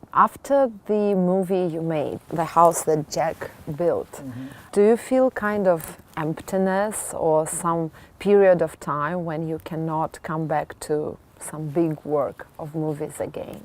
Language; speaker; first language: English; non-native, fluent; Russian